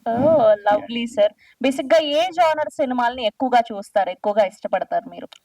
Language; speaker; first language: Telugu; native; Telugu